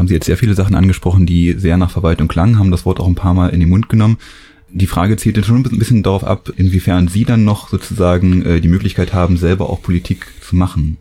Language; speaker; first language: German; native; German